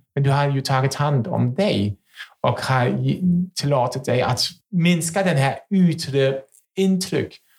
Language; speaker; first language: Swedish; non-native, fluent; German